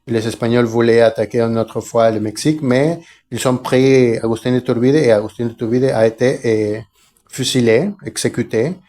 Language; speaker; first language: French; non-native, fluent; Spanish